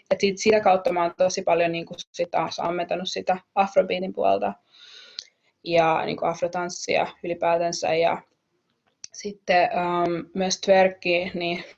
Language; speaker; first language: Finnish; native; Finnish